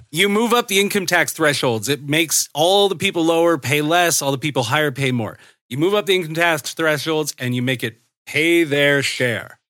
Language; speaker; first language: English; native; English